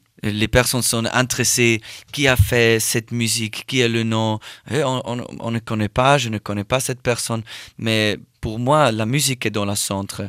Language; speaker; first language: French; non-native, learner; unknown